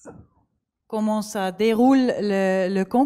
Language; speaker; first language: French; non-native, learner; German